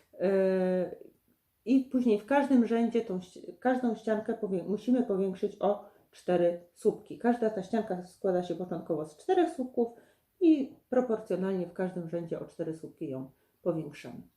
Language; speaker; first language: Polish; native; Polish